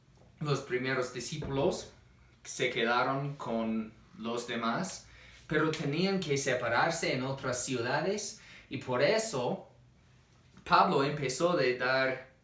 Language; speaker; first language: Spanish; non-native, fluent; English